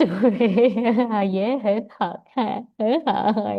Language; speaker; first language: Chinese; non-native, fluent; Indonesian